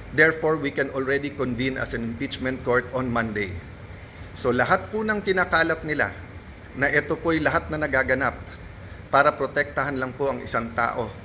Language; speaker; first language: Filipino; native; Filipino